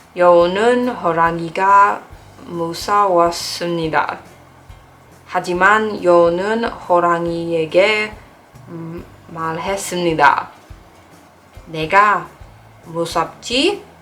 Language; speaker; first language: Korean; non-native, learner; English